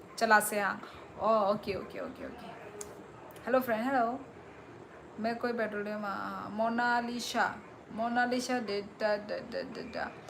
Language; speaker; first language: Hindi; non-native, local second language; Kok Borok